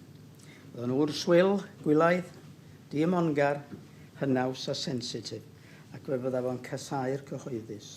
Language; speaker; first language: Welsh; native; Welsh